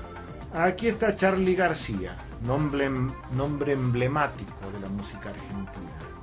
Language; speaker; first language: Spanish; native; Spanish